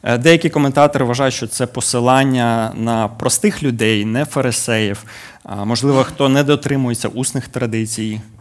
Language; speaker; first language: Ukrainian; native; Ukrainian